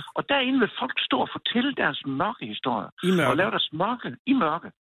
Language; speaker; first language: Danish; native; Danish